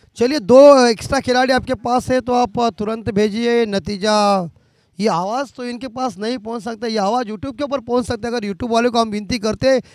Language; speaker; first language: Hindi; non-native, local second language; Marathi